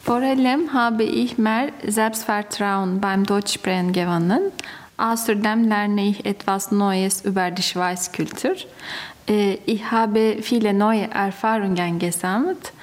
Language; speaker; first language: German; non-native, learner; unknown